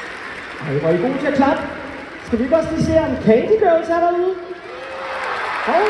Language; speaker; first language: Danish; native; Danish